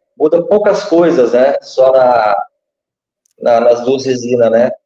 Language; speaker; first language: Portuguese; native; Portuguese